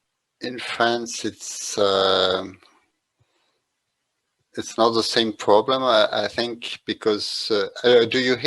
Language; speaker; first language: English; non-native, fluent; French